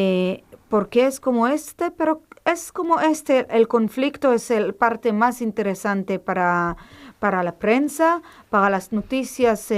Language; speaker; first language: Spanish; non-native, fluent; Hebrew